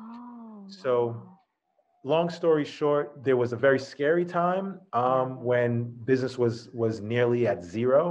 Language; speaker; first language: English; native; English